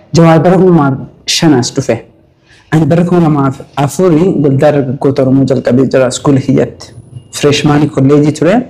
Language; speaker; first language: Oromo; early bilingual, heritage; Oromo